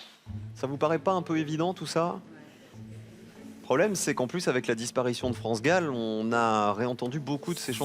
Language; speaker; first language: French; native; French